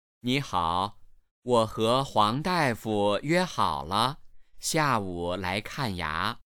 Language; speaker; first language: Chinese; native; Chinese